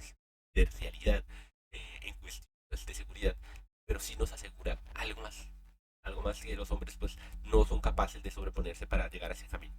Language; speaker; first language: Spanish; native; Spanish